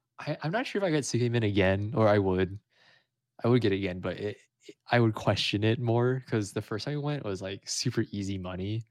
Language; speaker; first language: English; early bilingual, other home language; Vietnamese